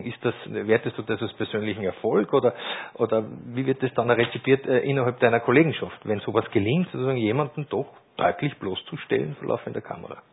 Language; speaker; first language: German; native; German